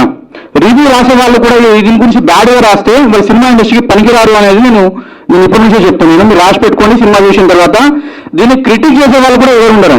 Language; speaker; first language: Telugu; native; Telugu